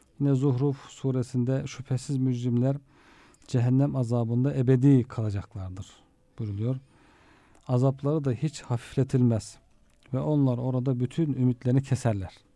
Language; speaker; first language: Turkish; native; Turkish